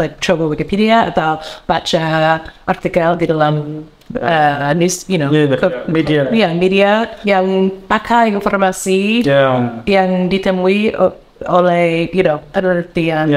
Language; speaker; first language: Indonesian; non-native, learner; English